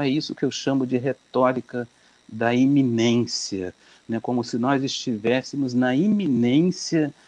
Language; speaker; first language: Portuguese; native; Portuguese